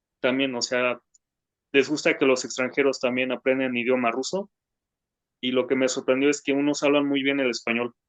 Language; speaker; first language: Spanish; native; Spanish